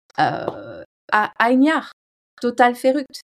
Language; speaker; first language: German; non-native, fluent; French